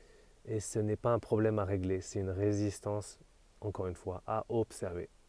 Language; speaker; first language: French; native; French